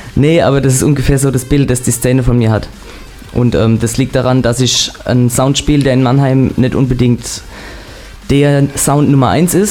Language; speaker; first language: German; native; German